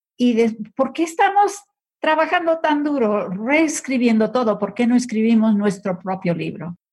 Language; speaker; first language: Spanish; early bilingual, other home language; English